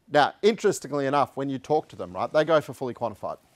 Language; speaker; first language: English; native; English